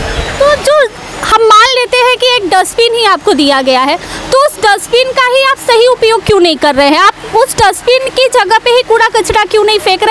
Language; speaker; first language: Hindi; native; Hindi